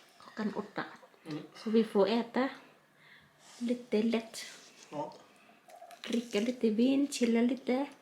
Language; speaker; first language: Swedish; non-native, learner; Thai